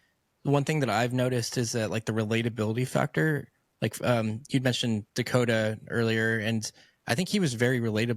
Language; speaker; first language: English; native; English